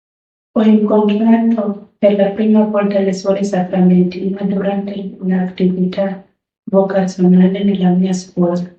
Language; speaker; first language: Italian; non-native, learner; Luo (Kenya and Tanzania)